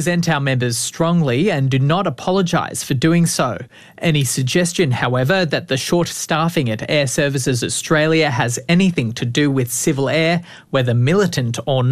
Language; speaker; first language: English; native; English